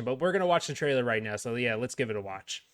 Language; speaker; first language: English; native; English